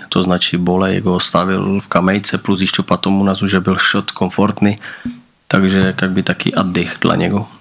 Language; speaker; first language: Russian; non-native, learner; Slovak